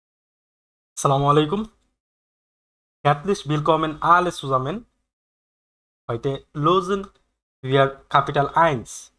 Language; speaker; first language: German; non-native, learner; Bangla